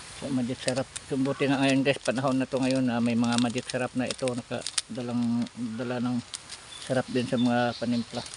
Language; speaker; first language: Filipino; non-native, local second language; Masbatenyo